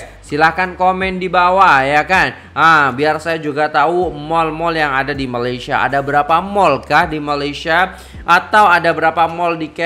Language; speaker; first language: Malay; non-native, local second language; Javanese